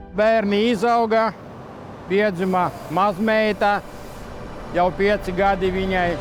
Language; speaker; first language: Latvian; non-native, local second language; Russian